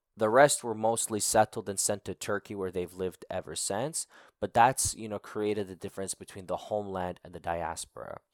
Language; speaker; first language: English; native; English